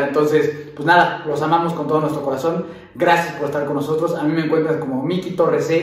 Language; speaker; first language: Spanish; native; Spanish